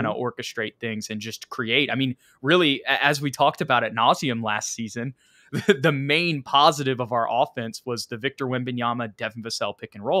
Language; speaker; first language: English; native; English